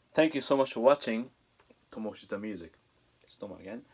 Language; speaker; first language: English; non-native, fluent; Japanese